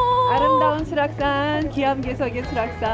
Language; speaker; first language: Korean; native; Korean